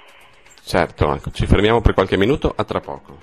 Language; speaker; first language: Italian; native; Italian